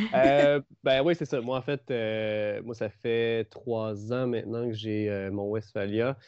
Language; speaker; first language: French; native; French